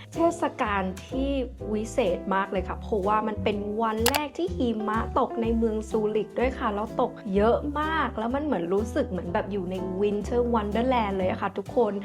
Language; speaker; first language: Thai; early bilingual, other home language; English